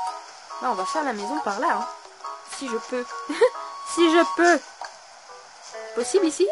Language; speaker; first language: French; native; French